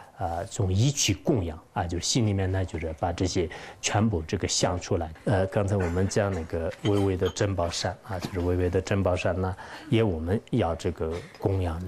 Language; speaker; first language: Chinese; non-native, local second language; Tibetan